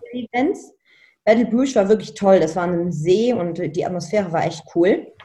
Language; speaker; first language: German; non-native, local second language; Luxembourgish